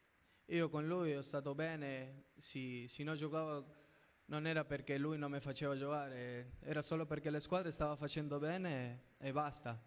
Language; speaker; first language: Italian; non-native, fluent; Spanish